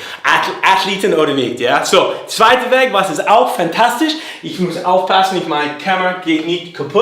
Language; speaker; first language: German; non-native, learner; English